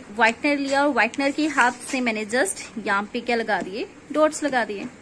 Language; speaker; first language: Hindi; non-native, local second language; Punjabi